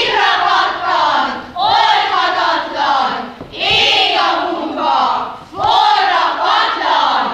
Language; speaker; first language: Hungarian; native; Hungarian